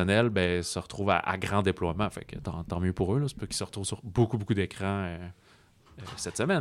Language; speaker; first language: French; native; French